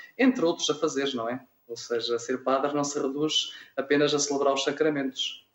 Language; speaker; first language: Portuguese; native; Portuguese